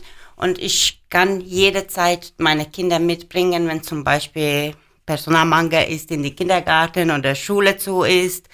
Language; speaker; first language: German; non-native, fluent; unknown